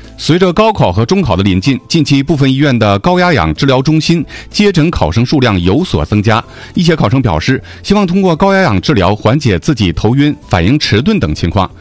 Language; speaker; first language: Chinese; native; Chinese